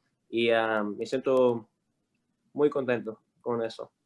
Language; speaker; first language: Spanish; early bilingual, heritage; Spanish